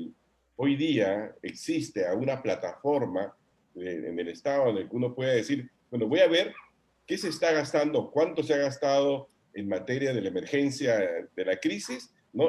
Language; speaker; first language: Spanish; native; Spanish